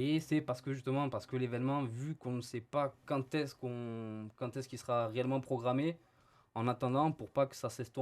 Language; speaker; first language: French; native; French